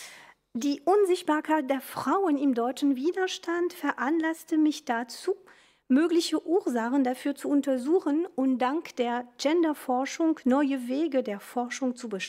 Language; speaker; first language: German; non-native, fluent; French